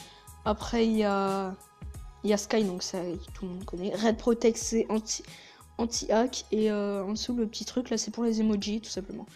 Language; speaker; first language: French; native; French